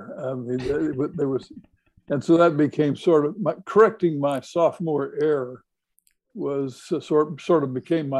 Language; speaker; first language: English; native; English